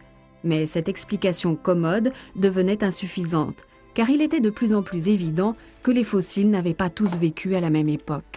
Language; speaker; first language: French; native; French